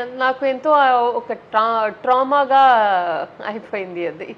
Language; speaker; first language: Telugu; non-native, local second language; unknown